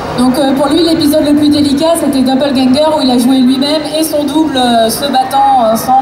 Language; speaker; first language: French; native; French